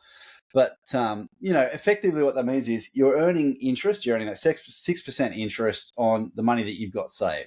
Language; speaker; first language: English; native; English